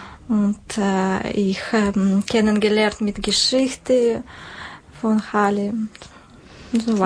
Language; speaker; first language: German; non-native, learner; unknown